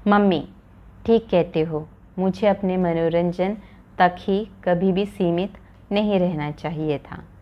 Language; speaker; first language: Hindi; non-native, local second language; Malayalam